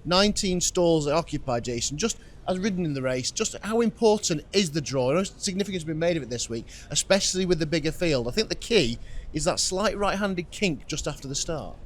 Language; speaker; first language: English; native; English